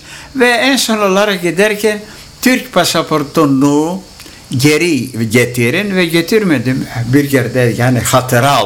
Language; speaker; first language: Turkish; non-native, local second language; Greek